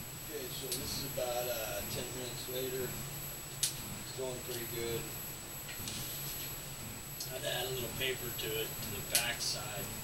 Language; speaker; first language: English; native; English